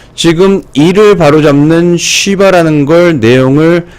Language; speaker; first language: Korean; native; Korean